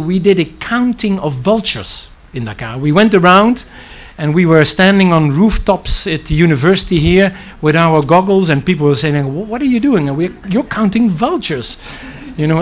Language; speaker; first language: English; non-native, fluent; Dutch